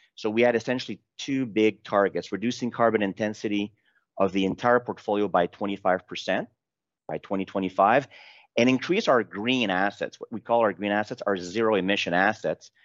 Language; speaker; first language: English; non-native, fluent; French